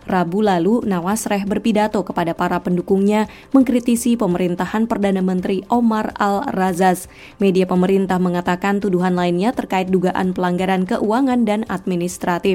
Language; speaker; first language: Indonesian; native; Indonesian